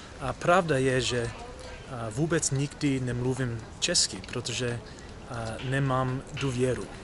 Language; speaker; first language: Czech; non-native, learner; English